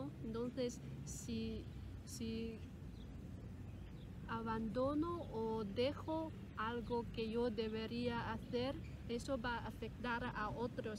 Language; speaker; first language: Spanish; non-native, fluent; Cantonese